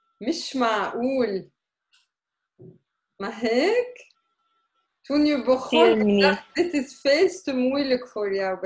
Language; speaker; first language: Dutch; non-native, fluent; Arabic